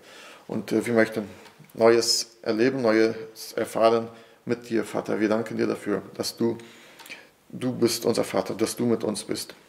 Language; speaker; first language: German; non-native, fluent; Portuguese